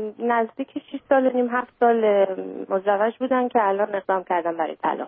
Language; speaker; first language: Persian; early bilingual, heritage; Persian